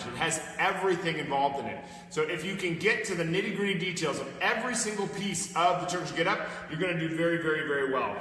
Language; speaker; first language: English; native; English